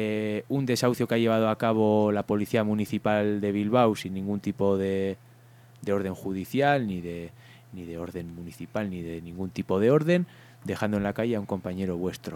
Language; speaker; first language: Spanish; native; Spanish